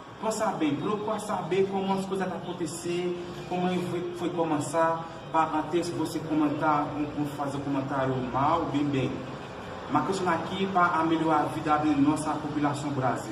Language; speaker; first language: Portuguese; non-native, learner; Haitian Creole